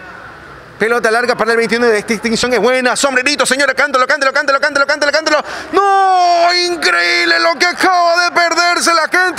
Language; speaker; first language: Spanish; native; Spanish